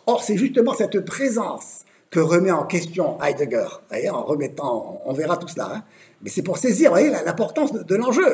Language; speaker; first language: French; native; French